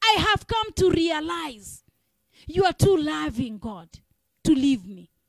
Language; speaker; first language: English; non-native, local second language; Swahili